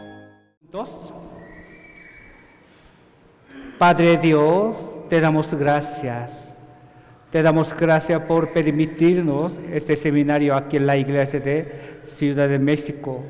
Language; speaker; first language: Spanish; non-native, fluent; Korean